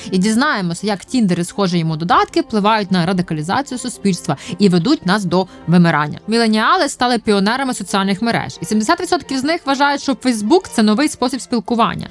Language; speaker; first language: Ukrainian; native; Ukrainian